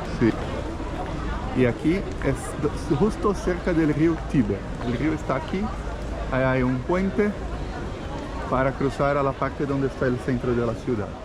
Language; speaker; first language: Spanish; non-native, fluent; Portuguese